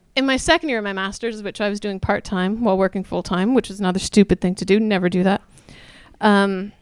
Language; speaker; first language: English; native; English